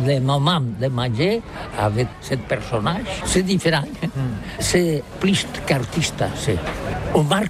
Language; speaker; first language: French; non-native, learner; Catalan